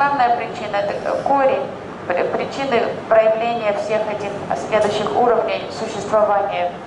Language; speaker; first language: Russian; native; Russian